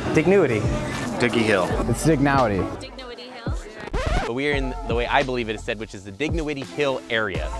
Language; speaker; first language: English; native; English